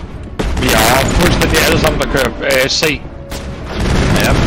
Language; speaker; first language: Danish; native; Danish